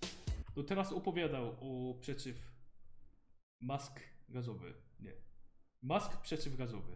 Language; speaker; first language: Polish; non-native, learner; Korean